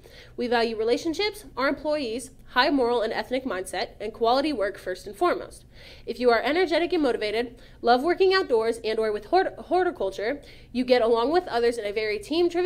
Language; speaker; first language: English; native; English